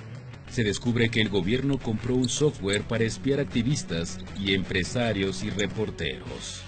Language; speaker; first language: Spanish; native; Spanish